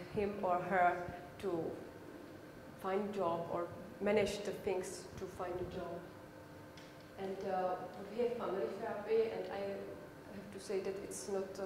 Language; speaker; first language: English; non-native, learner; Czech